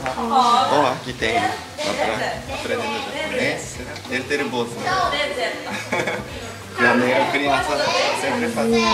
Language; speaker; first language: Portuguese; non-native, learner; Japanese